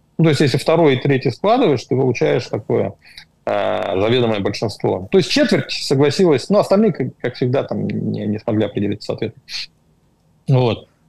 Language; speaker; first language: Russian; native; Russian